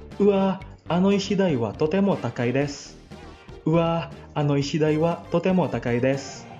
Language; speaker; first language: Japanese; non-native, fluent; Indonesian